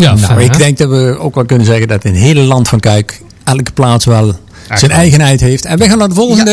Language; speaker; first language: Dutch; native; Dutch